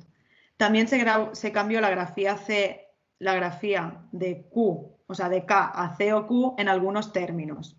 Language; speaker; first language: Spanish; native; Spanish